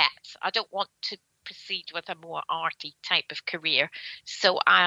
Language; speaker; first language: English; native; English